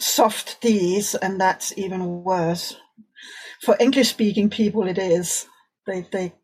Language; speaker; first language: English; non-native, fluent; Danish